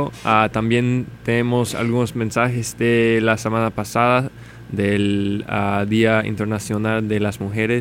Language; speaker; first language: Spanish; non-native, learner; English